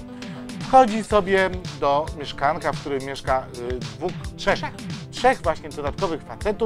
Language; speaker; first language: Polish; native; Polish